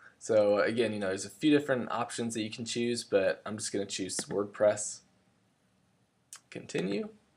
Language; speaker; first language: English; native; English